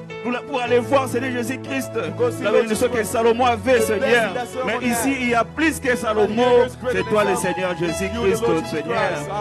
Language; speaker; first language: French; non-native, local second language; Lingala